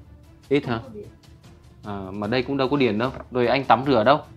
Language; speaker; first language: Vietnamese; native; Vietnamese